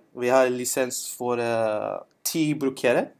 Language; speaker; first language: Norwegian; non-native, learner; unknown